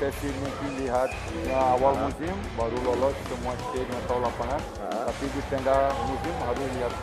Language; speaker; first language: Indonesian; non-native, learner; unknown